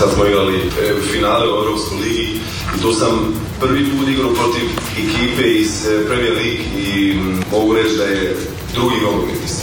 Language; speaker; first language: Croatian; early bilingual, heritage; Croatian